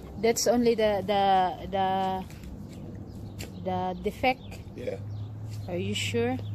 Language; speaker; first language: English; non-native, local second language; Cebuano